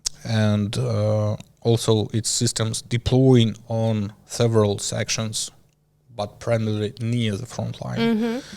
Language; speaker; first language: English; non-native, learner; Ukrainian